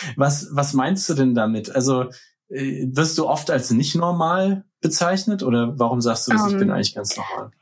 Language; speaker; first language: German; native; German